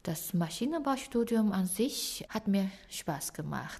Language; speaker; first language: German; non-native, fluent; Chinese